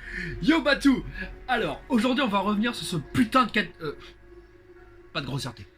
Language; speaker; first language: French; native; French